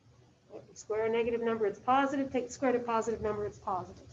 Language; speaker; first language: English; native; English